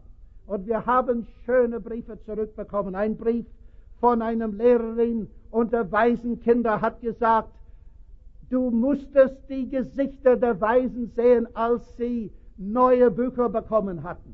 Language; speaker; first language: German; non-native, fluent; English